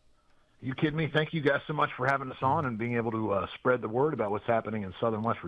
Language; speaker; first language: English; native; English